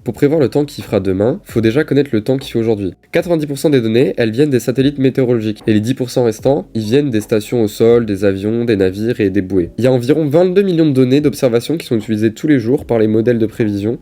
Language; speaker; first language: French; native; French